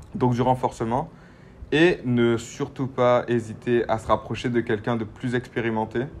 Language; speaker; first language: French; native; French